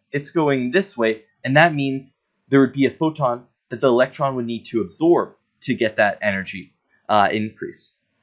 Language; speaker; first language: English; native; English